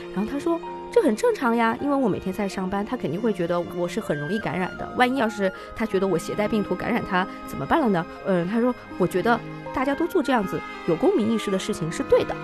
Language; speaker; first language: Chinese; native; Chinese